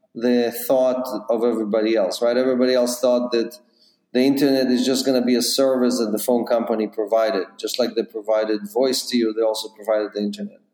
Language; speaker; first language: English; non-native, fluent; Russian